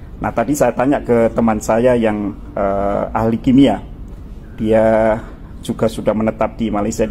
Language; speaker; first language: Indonesian; native; Indonesian